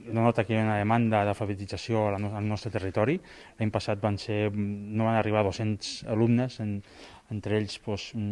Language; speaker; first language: Catalan; native; Catalan